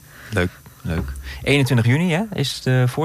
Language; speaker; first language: Dutch; native; Dutch